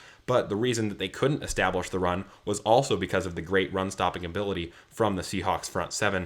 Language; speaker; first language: English; native; English